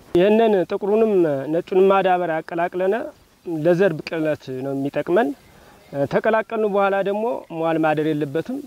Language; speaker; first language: Amharic; native; Amharic